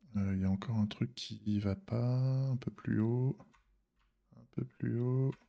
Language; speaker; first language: French; native; French